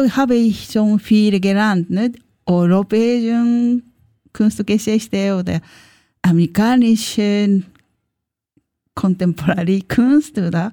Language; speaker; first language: German; non-native, learner; Japanese